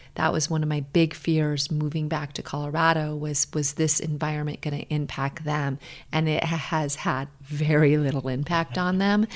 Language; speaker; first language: English; native; English